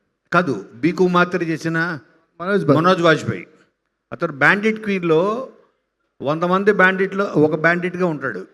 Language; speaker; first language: Telugu; native; Telugu